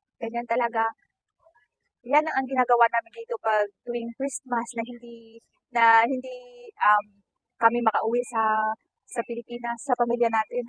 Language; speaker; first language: Filipino; native; Filipino